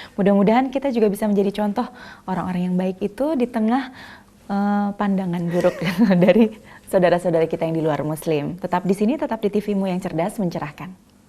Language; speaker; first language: Indonesian; native; Indonesian